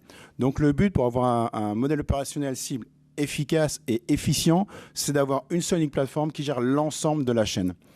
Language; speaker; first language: French; native; French